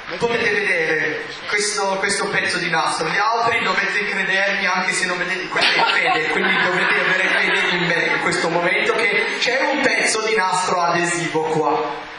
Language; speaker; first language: Italian; non-native, learner; English